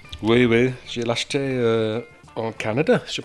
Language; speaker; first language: French; non-native, fluent; English